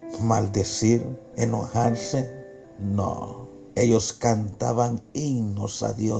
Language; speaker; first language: Spanish; native; Spanish